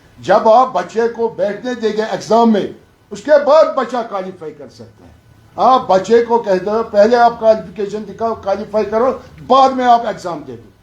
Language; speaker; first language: Urdu; non-native, local second language; Kashmiri